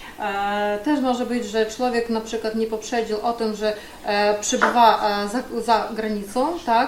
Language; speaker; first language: Polish; non-native, fluent; Ukrainian